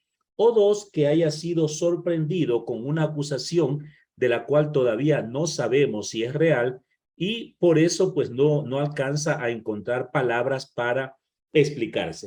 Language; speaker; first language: Spanish; native; Spanish